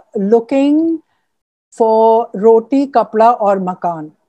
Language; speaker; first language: English; non-native, local second language; Urdu